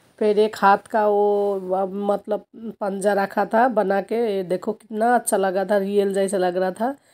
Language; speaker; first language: Hindi; non-native, local second language; Bangla